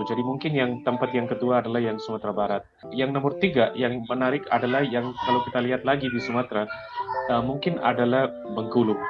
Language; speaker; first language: Indonesian; non-native, fluent; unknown